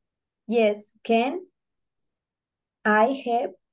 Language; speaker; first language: English; non-native, learner; Spanish